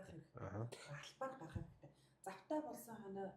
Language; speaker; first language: Mongolian; native; Mongolian